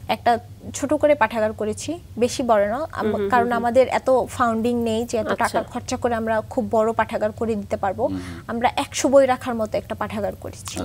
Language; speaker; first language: Bangla; native; Bangla